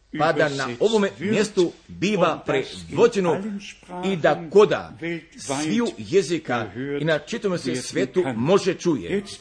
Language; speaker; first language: Croatian; early bilingual, heritage; Croatian